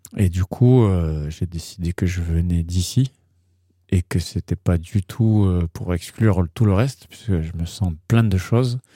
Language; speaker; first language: French; early bilingual, heritage; German